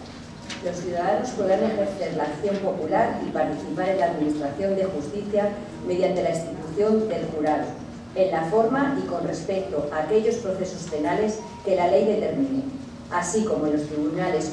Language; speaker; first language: Spanish; native; Spanish